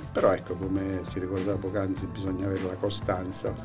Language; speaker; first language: Italian; native; Italian